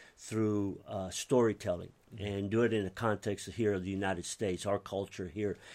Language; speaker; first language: English; early bilingual, other home language; Spanish